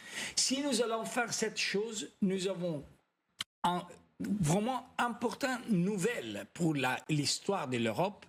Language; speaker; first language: French; non-native, fluent; Italian